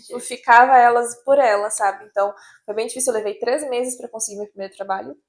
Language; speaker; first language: Portuguese; native; Portuguese